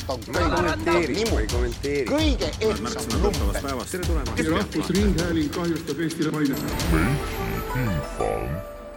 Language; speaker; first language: Estonian; non-native, fluent; Chinese